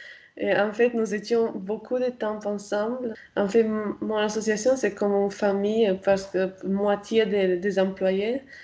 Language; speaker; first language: French; non-native, fluent; Romanian